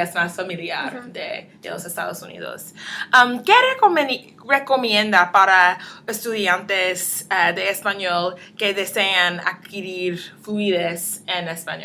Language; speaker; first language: Spanish; non-native, learner; English